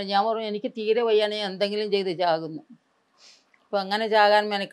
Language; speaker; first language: Malayalam; native; Malayalam